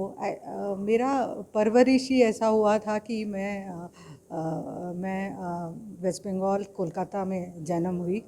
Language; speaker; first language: Hindi; non-native, local second language; Bangla